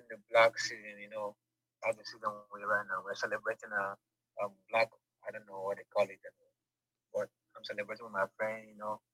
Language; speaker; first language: English; non-native, local second language; Igbo